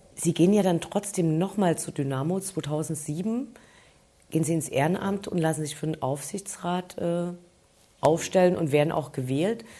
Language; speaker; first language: German; native; German